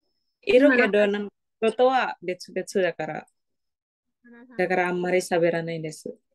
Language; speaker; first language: Japanese; non-native, learner; Indonesian